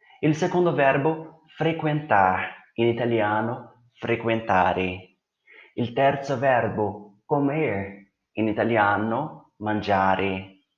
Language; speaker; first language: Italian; non-native, fluent; Portuguese